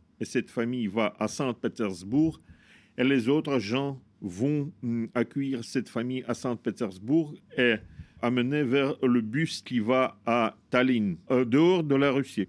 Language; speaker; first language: French; non-native, fluent; Russian